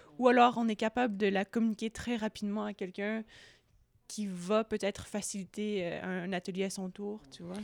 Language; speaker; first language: French; native; French